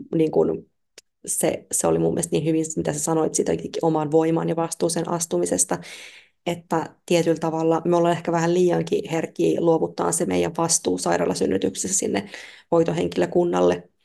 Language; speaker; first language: Finnish; native; Finnish